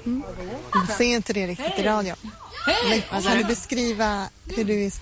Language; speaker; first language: Swedish; native; Swedish